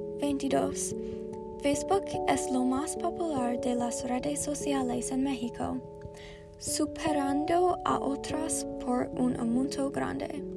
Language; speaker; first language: Spanish; non-native, learner; English